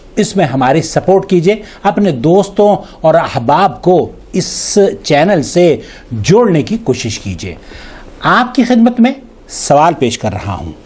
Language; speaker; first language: Urdu; native; Urdu